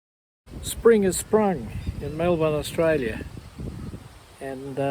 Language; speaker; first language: English; native; English